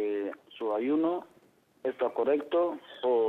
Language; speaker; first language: Spanish; non-native, learner; Arabic